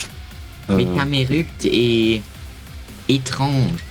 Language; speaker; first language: French; non-native, learner; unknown